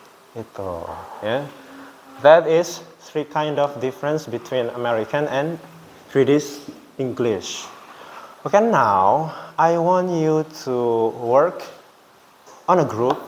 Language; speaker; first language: English; non-native, learner; Indonesian